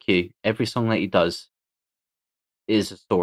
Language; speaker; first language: English; native; English